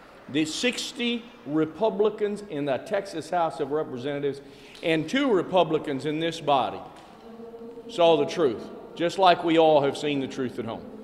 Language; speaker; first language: English; early bilingual, other home language; Spanish